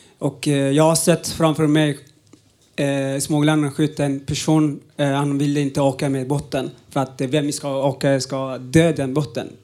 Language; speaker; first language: Swedish; non-native, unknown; Uzbek